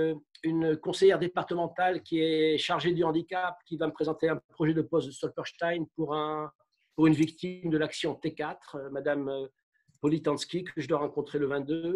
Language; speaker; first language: French; native; French